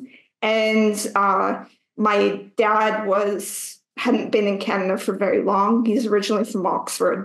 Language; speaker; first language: English; native; English